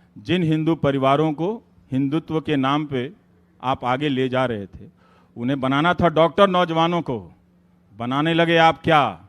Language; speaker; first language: Hindi; native; Hindi